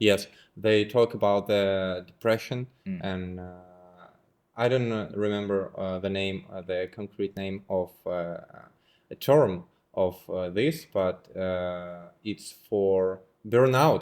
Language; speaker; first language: English; non-native, fluent; Russian